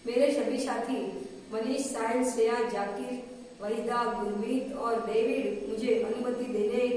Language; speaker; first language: Hindi; non-native, local second language; Gujarati